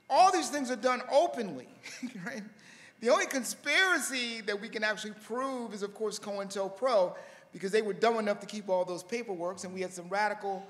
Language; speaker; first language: English; native; English